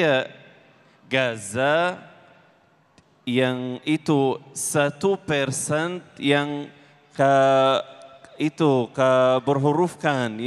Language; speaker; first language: Indonesian; non-native, learner; Arabic